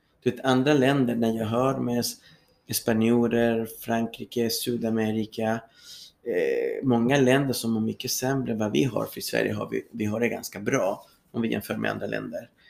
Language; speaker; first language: Swedish; non-native, fluent; Spanish